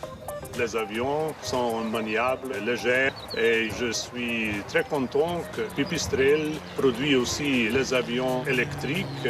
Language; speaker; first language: French; non-native, fluent; Slovenian